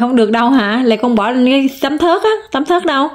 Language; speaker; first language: Vietnamese; native; Vietnamese